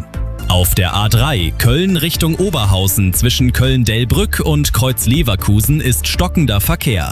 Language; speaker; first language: German; native; German